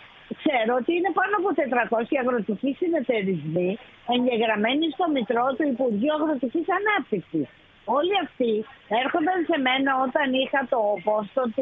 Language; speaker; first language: Greek; native; Greek